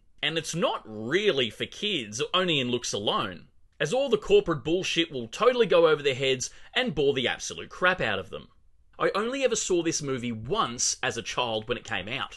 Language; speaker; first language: English; native; English